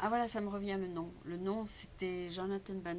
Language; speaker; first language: French; native; French